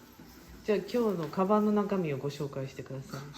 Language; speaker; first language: Japanese; native; Japanese